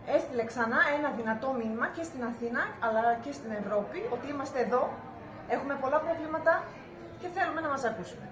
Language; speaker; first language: Greek; non-native, local second language; Turkish